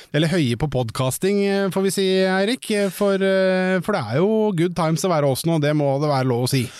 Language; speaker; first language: Norwegian; native; Norwegian